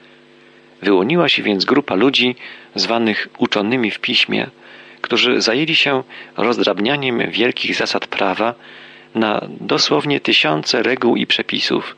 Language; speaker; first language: Polish; native; Polish